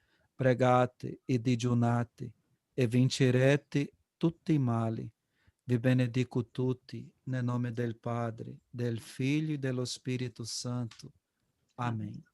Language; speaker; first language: Italian; non-native, fluent; Portuguese